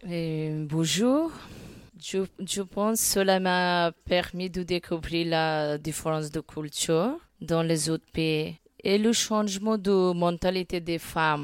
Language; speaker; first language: French; non-native, learner; Bangla